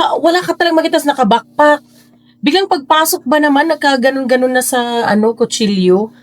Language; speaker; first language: Filipino; native; Filipino